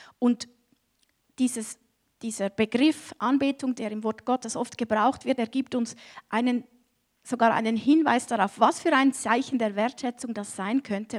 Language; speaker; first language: German; native; German